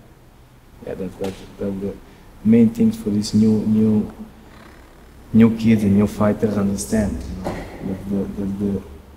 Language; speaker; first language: English; non-native, learner; Serbian